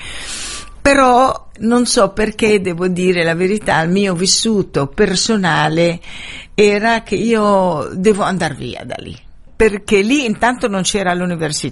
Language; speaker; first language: Italian; non-native, fluent; Arabic